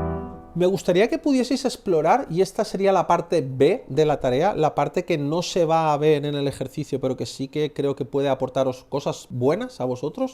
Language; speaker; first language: Spanish; native; Spanish